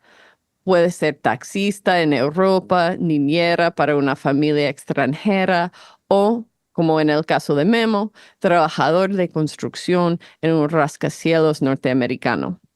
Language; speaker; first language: Spanish; non-native, fluent; English